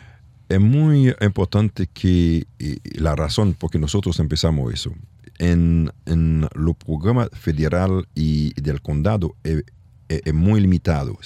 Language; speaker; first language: Spanish; non-native, learner; French